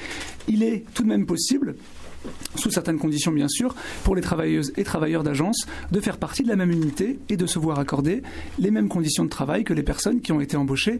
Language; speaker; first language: French; native; French